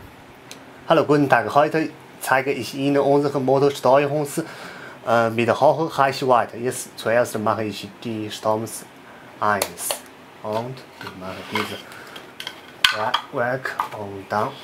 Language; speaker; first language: German; non-native, learner; Chinese